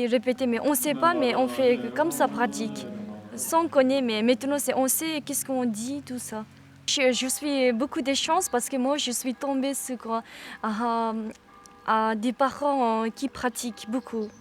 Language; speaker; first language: French; non-native, learner; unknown